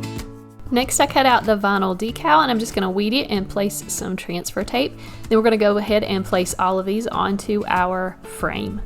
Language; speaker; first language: English; native; English